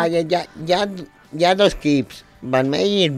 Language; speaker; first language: Catalan; non-native, local second language; Spanish